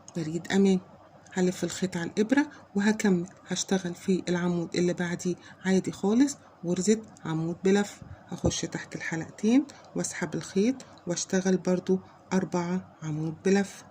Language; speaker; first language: Arabic; native; Arabic